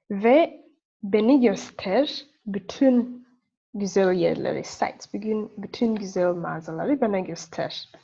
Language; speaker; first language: Turkish; non-native, fluent; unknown